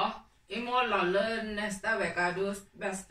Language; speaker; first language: Swedish; non-native, learner; Thai